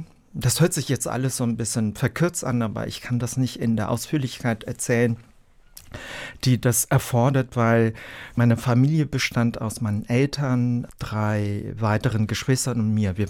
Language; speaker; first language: German; early bilingual, other home language; Vietnamese